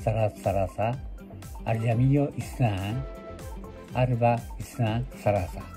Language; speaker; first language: Arabic; non-native, learner; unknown